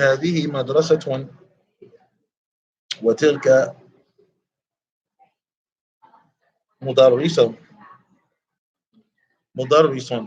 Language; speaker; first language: Arabic; non-native, fluent; English